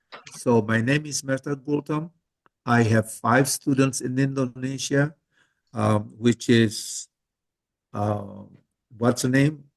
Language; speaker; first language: English; non-native, fluent; Indonesian